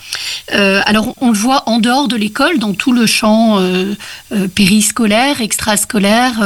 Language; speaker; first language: French; native; French